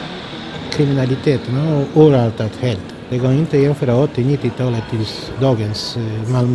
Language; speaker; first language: Swedish; non-native, fluent; Polish